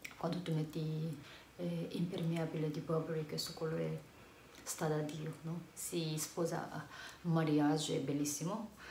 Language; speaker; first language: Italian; non-native, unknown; Korean